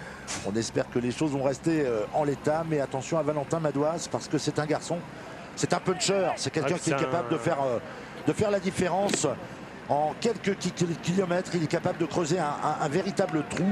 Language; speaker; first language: French; native; French